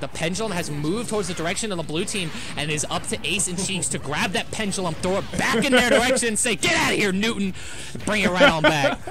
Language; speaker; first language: English; native; English